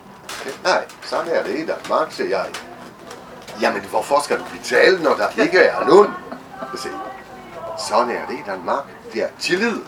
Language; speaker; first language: Danish; non-native, fluent; French